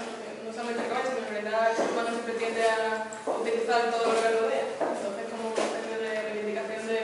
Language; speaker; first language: Spanish; native; Spanish